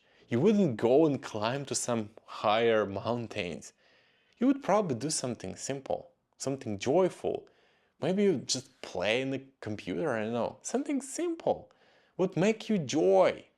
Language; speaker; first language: English; non-native, fluent; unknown